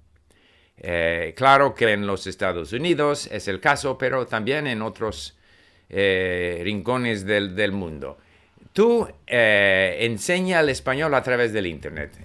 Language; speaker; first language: Spanish; non-native, fluent; English